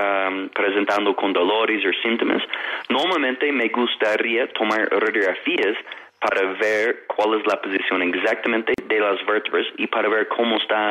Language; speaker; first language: Spanish; non-native, fluent; English